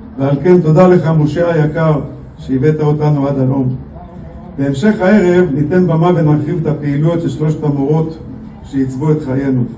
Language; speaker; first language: Hebrew; native; Hebrew